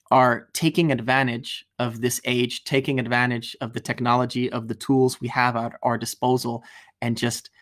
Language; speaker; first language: English; native; English